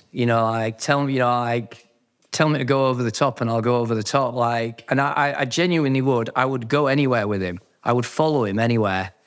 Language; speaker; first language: English; native; English